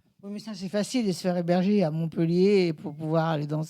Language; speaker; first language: French; native; French